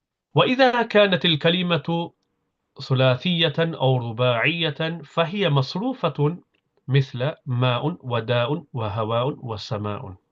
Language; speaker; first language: Arabic; non-native, fluent; English